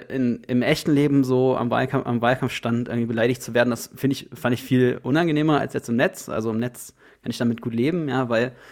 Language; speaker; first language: German; native; German